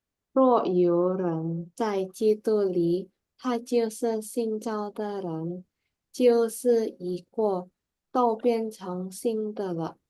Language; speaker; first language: Chinese; non-native, learner; Indonesian